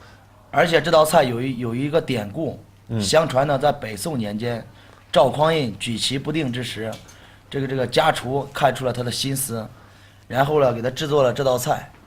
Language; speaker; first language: Chinese; native; Chinese